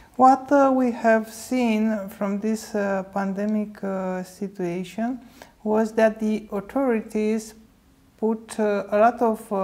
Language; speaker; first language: English; non-native, fluent; Romanian